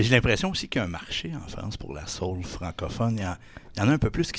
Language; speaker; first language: French; native; French